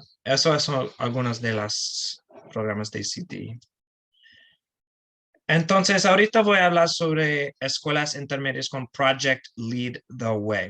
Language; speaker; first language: Spanish; non-native, learner; English